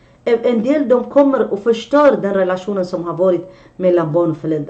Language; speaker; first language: Swedish; non-native, fluent; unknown